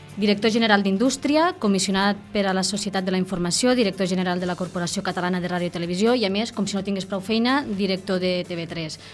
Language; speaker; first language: Catalan; native; Catalan